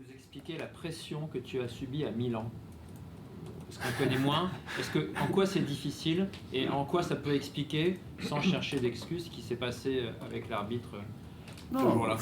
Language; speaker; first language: French; native; French